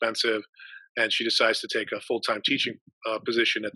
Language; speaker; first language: English; native; English